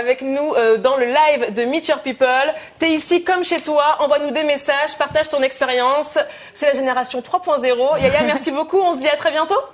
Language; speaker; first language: French; native; French